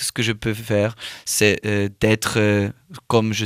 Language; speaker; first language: French; non-native, learner; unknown